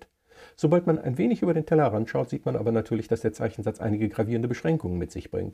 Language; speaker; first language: German; native; German